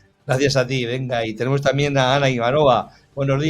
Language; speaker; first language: Spanish; native; Spanish